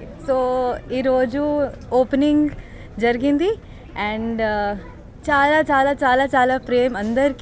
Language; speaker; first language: Telugu; non-native, learner; Hindi